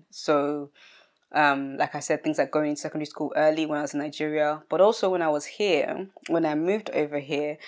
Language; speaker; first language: English; early bilingual, other home language; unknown